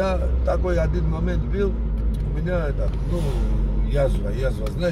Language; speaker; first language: Russian; non-native, local second language; Georgian